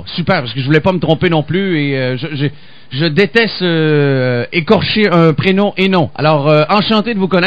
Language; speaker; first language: French; native; French